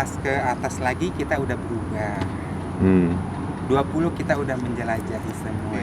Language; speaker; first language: Indonesian; native; Indonesian